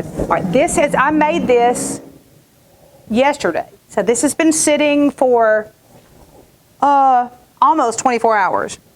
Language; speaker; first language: English; native; English